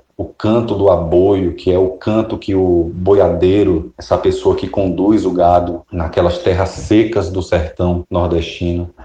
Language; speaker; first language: Portuguese; native; Portuguese